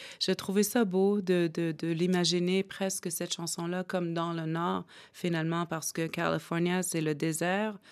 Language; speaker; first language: French; non-native, local second language; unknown